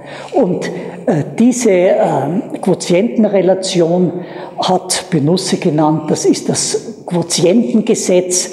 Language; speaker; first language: German; native; German